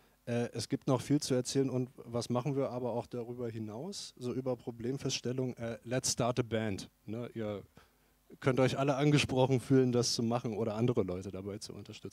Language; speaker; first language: German; native; German